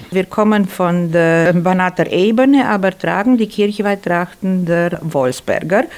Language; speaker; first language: German; native; German